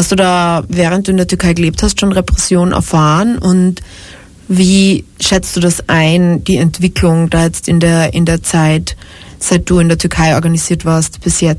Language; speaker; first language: German; native; German